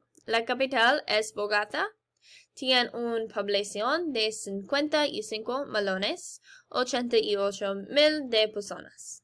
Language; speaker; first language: Spanish; non-native, learner; English